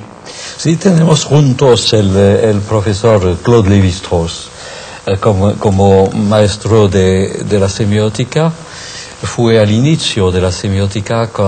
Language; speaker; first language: Spanish; non-native, fluent; French